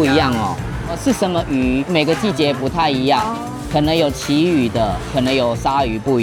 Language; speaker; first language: Chinese; native; Chinese